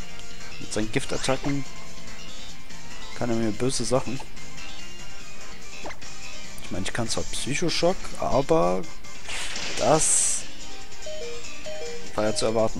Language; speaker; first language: German; native; German